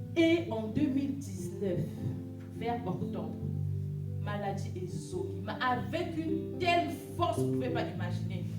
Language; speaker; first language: French; non-native, local second language; Lingala